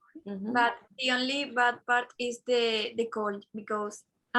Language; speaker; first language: English; non-native, learner; Spanish